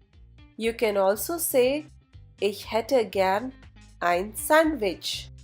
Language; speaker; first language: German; non-native, fluent; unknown